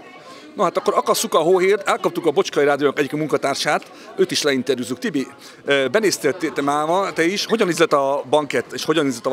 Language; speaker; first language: Hungarian; native; Hungarian